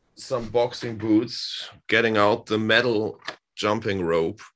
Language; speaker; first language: English; non-native, fluent; German